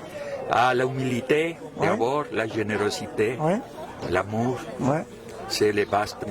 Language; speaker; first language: French; non-native, fluent; Spanish